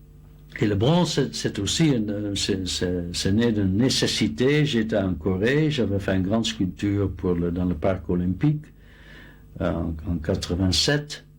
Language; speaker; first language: French; non-native, fluent; Dutch